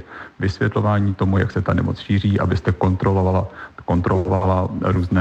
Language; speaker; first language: Czech; native; Czech